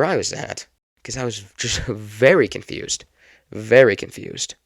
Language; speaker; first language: English; native; English